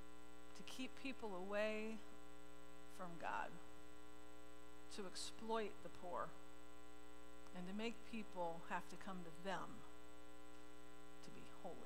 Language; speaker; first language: English; native; English